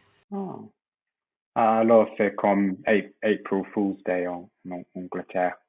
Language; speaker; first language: French; non-native, fluent; English